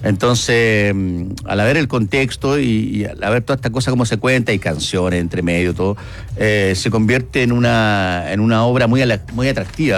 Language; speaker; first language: Spanish; native; Spanish